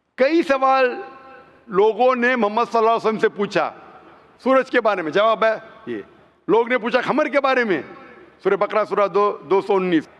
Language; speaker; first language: Hindi; non-native, local second language; Konkani